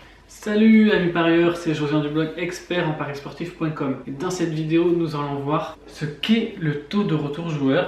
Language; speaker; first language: French; native; French